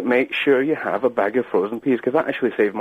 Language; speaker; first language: English; native; English